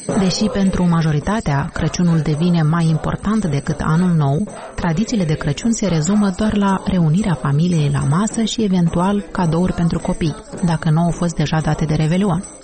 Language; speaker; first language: Romanian; native; Romanian